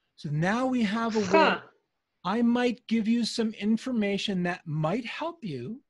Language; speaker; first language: English; native; English